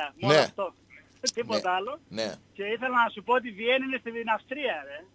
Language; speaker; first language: Greek; native; Greek